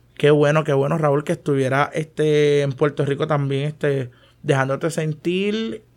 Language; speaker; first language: Spanish; native; Spanish